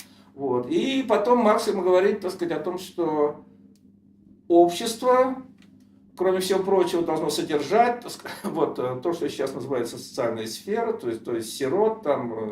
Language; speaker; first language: Russian; native; Russian